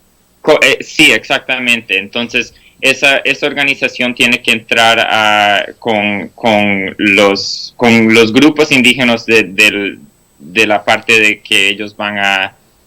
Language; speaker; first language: Spanish; non-native, fluent; English